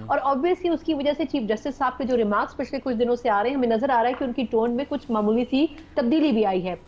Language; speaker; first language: Urdu; native; Urdu